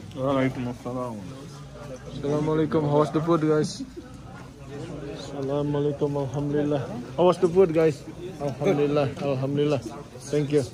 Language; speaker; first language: English; non-native, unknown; Indonesian